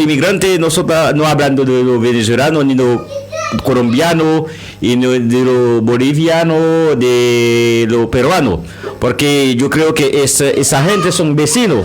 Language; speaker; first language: Spanish; non-native, learner; Haitian Creole